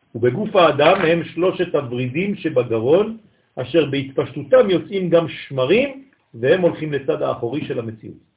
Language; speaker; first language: Hebrew; non-native, fluent; French